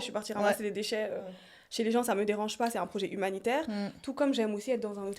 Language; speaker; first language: French; native; French